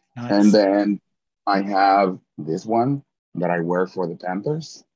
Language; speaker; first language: English; early bilingual, other home language; Spanish